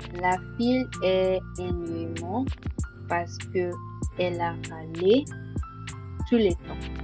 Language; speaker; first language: French; non-native, learner; Yoruba